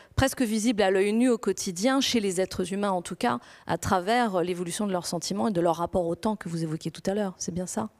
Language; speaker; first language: French; non-native, fluent; Greek